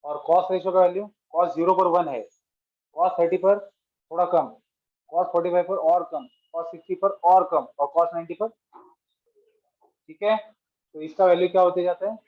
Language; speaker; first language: Hindi; non-native, local second language; Marathi